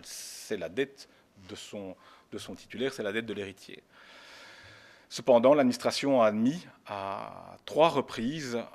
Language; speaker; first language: French; native; French